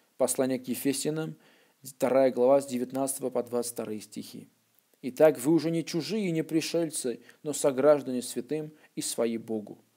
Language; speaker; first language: Russian; non-native, local second language; Armenian